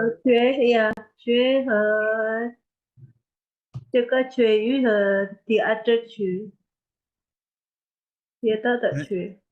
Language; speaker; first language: Chinese; non-native, learner; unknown